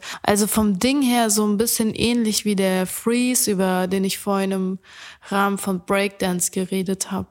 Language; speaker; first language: German; native; German